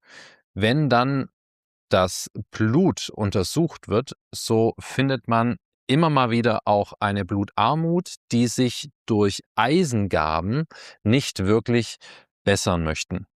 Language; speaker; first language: German; native; German